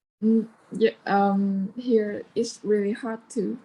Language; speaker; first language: English; non-native, learner; Vietnamese